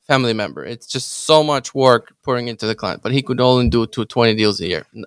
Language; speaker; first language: English; non-native, fluent; Ukrainian